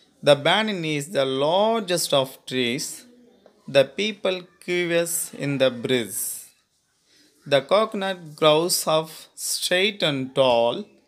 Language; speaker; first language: English; non-native, local second language; Tamil